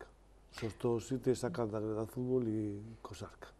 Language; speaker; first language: Macedonian; non-native, learner; Spanish